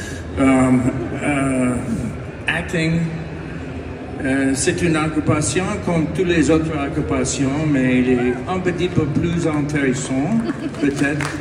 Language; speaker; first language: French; non-native, learner; English